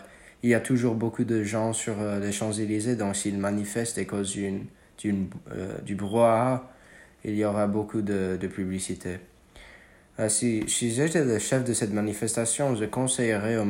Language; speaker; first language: French; non-native, fluent; English